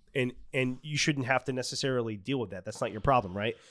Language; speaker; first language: English; native; English